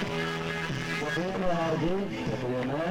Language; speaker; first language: Polish; non-native, local second language; Rusyn